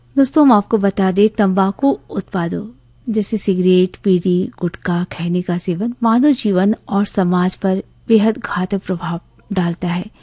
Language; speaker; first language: Hindi; native; Hindi